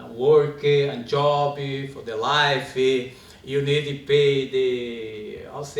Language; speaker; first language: English; non-native, learner; Portuguese